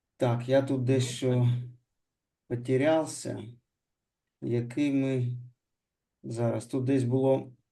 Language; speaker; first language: Ukrainian; non-native, local second language; Russian